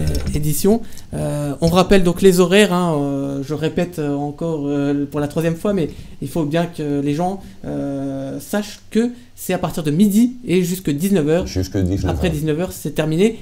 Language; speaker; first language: French; native; French